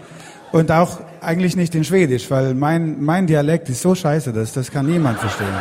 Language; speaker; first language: German; non-native, learner; Swedish